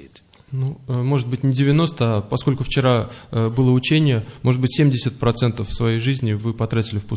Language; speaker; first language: Russian; native; Russian